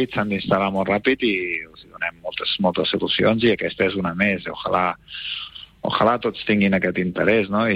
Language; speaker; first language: Catalan; native; Catalan